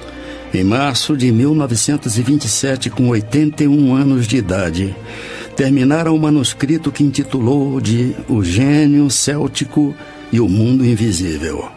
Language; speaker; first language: Portuguese; native; Portuguese